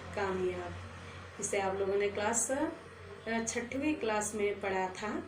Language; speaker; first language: Hindi; non-native, local second language; Assamese